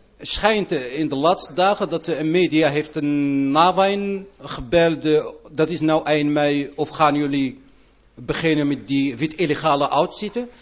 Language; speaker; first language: Dutch; non-native, fluent; Arabic